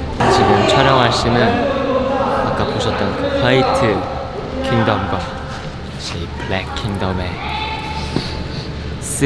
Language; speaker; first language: Korean; native; Korean